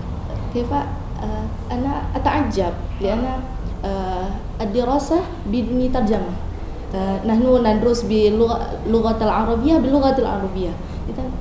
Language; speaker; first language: Arabic; non-native, learner; Indonesian